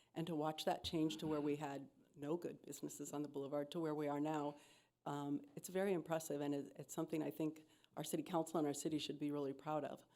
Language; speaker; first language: English; native; English